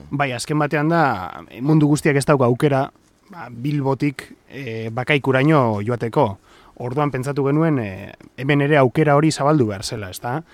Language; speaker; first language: Basque; native; Basque